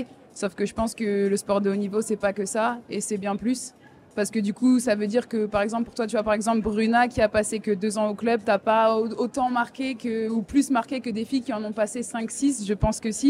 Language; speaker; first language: French; native; French